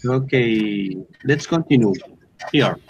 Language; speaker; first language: English; non-native, learner; Spanish